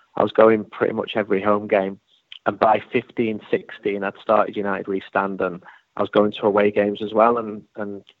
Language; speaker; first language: English; native; English